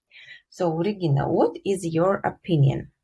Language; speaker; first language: English; non-native, fluent; Russian